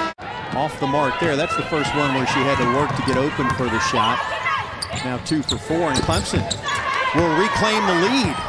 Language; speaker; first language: English; native; English